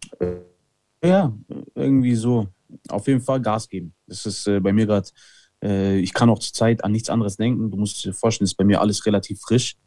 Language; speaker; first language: German; early bilingual, other home language; Italian